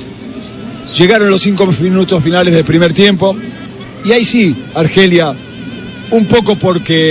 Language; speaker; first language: Spanish; native; Spanish